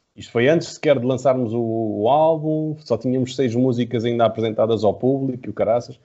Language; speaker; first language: Portuguese; native; Portuguese